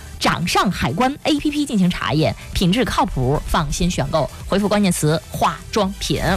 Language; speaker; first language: Chinese; native; Chinese